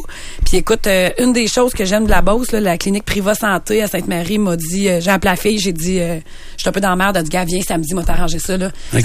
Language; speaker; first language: French; native; French